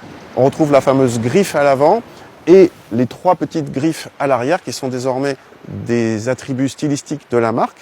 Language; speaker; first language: French; native; French